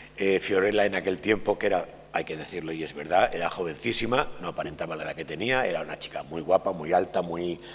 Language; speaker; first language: Spanish; native; Spanish